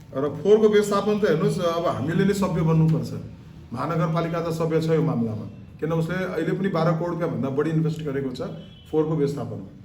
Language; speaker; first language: Nepali; non-native, local second language; Marwari